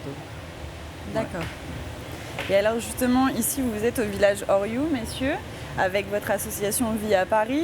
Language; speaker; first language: French; native; French